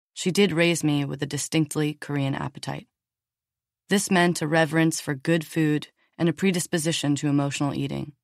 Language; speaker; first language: English; native; English